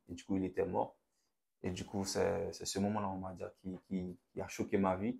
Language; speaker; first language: French; non-native, local second language; Haitian Creole